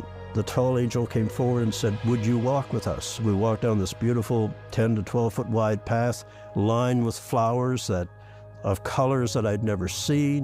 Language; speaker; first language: English; native; English